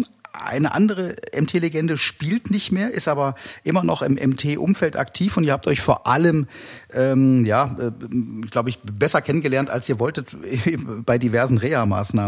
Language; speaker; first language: German; native; German